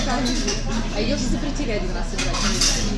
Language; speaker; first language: Russian; native; Russian